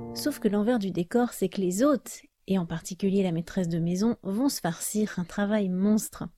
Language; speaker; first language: French; native; French